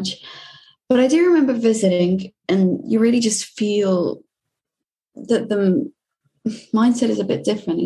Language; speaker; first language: English; non-native, fluent; Czech